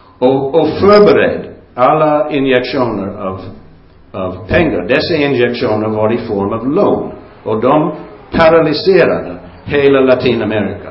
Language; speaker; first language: Swedish; non-native, fluent; English